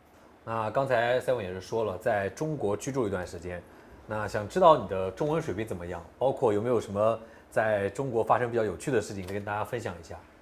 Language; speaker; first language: Chinese; native; Chinese